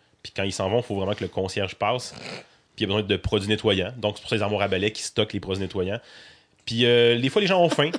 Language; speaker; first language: French; native; French